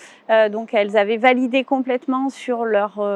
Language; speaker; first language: French; native; French